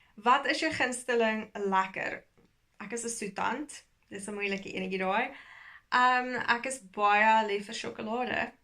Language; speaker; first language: Afrikaans; early bilingual, heritage; Afrikaans